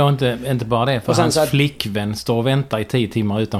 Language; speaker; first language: Swedish; native; Swedish